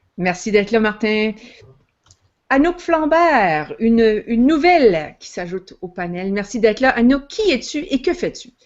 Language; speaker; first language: French; native; French